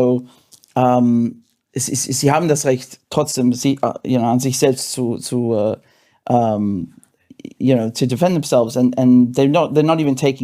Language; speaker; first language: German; non-native, fluent; English